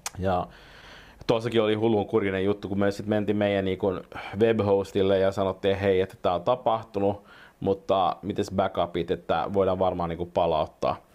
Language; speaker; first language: Finnish; non-native, local second language; Swedish